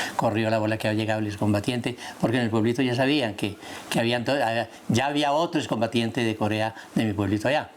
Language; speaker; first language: Spanish; native; Spanish